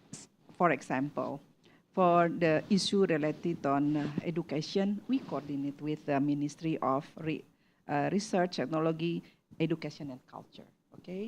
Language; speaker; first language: English; non-native, learner; Indonesian